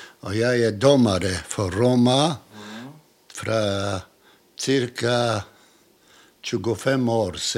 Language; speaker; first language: Swedish; non-native, learner; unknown